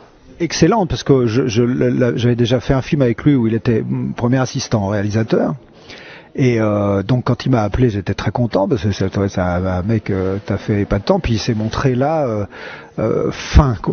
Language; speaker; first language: French; native; French